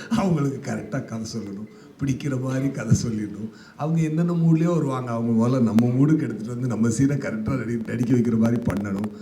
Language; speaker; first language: Tamil; native; Tamil